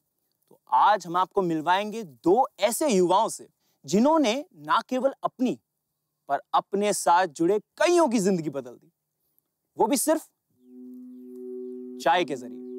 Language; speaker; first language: Hindi; native; Hindi